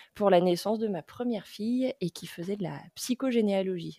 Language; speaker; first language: French; native; French